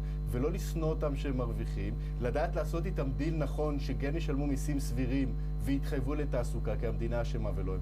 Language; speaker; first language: Hebrew; native; Hebrew